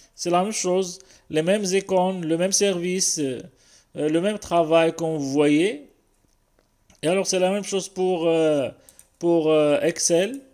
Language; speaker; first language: French; non-native, local second language; Arabic